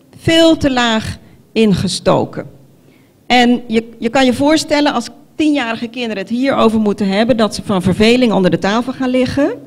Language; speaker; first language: Dutch; non-native, local second language; Papiamento